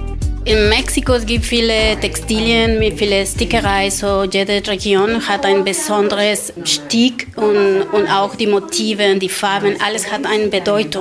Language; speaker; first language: German; non-native, learner; Spanish